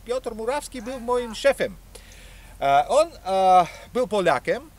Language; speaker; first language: Polish; non-native, fluent; Georgian